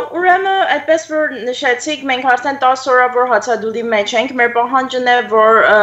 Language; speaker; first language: Armenian; early bilingual, heritage; Armenian